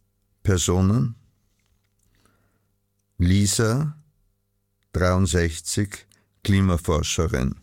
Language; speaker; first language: German; native; German